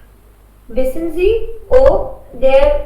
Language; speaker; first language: German; non-native, learner; Hindi